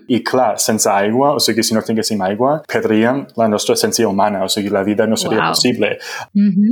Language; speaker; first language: Catalan; non-native, fluent; English